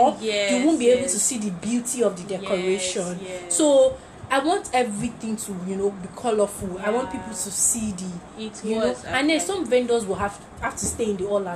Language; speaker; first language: English; non-native, local second language; Yoruba